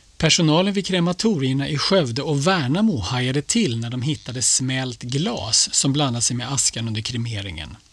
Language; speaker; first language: Swedish; native; Swedish